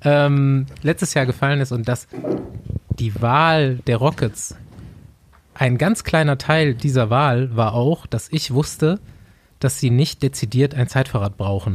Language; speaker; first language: German; native; German